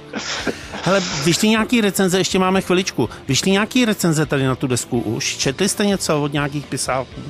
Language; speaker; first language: Czech; native; Czech